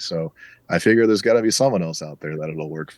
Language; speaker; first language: English; native; English